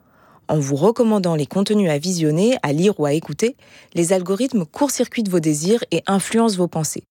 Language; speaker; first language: French; native; French